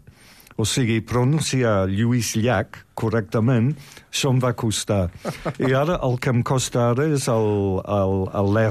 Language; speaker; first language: Catalan; non-native, fluent; English